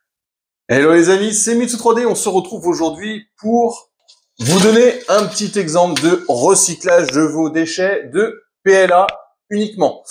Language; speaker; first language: French; native; French